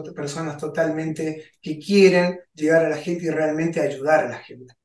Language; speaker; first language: Spanish; native; Spanish